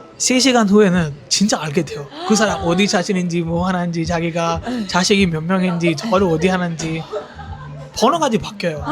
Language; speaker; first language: Korean; non-native, fluent; Hindi